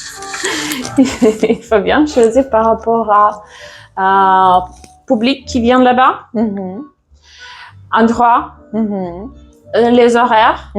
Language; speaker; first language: French; non-native, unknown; Russian